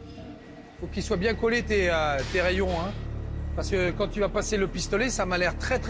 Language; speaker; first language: French; native; French